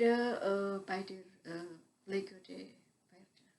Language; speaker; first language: German; non-native, fluent; Javanese